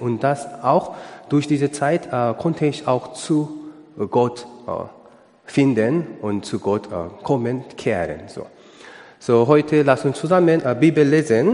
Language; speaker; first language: German; non-native, learner; Korean